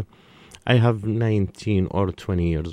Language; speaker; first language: English; non-native, learner; Arabic